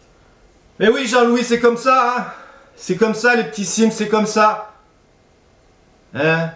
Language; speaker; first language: French; native; French